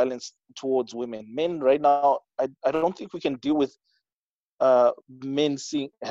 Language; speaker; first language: English; non-native, local second language; Shona